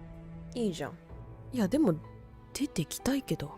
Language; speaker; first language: Japanese; non-native, learner; Vietnamese